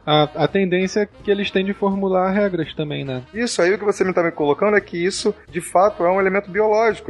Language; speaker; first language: Portuguese; native; Portuguese